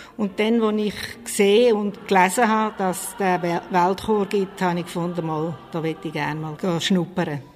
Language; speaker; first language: German; native; German